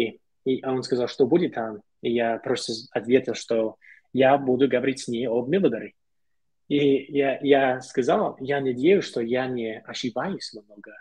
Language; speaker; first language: Russian; non-native, learner; English